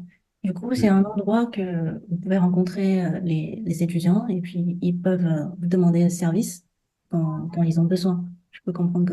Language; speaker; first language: French; non-native, fluent; Chinese